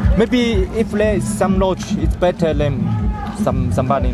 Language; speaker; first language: English; non-native, learner; Chinese